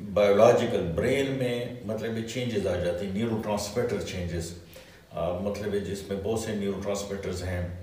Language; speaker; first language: Urdu; non-native, local second language; Pashto